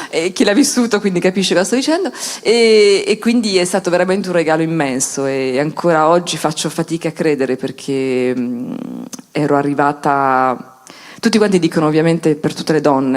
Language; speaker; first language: Italian; native; Italian